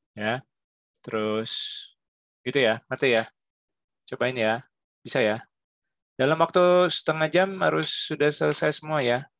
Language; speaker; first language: Indonesian; native; Indonesian